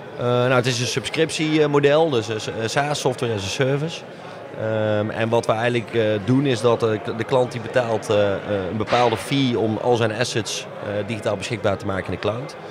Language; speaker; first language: Dutch; native; Dutch